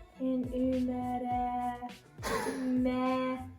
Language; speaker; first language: Finnish; non-native, learner; English